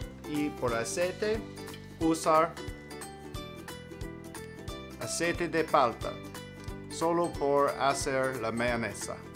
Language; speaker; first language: Spanish; non-native, learner; English